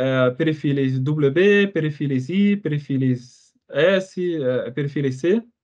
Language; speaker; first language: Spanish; non-native, fluent; Portuguese